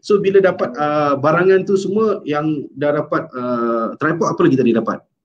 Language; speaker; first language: Malay; native; Malay